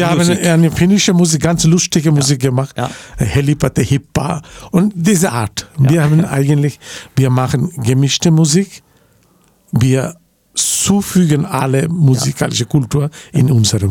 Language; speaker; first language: German; non-native, learner; Bangla